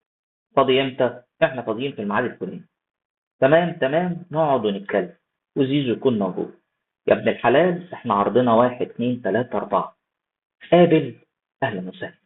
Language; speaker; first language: Arabic; native; Arabic